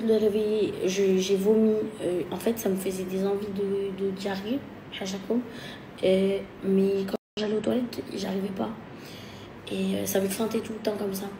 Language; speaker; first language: French; native; French